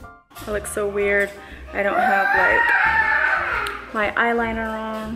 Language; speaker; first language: English; native; English